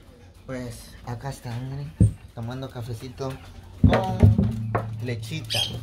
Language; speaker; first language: Spanish; native; Spanish